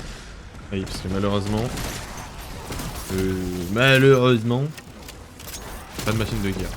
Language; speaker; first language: French; native; French